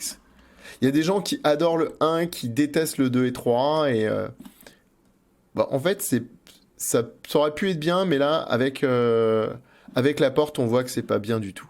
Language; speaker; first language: French; native; French